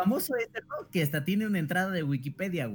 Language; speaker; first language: Spanish; native; Spanish